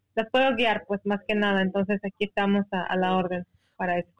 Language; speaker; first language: Spanish; non-native, local second language; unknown